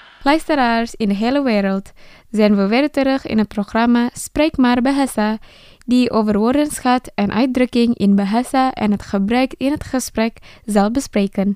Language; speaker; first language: Dutch; non-native, fluent; Indonesian